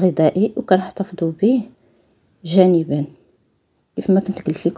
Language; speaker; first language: Arabic; native; Arabic